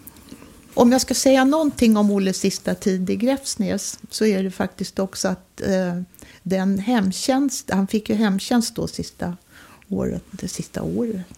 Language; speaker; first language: Swedish; native; Swedish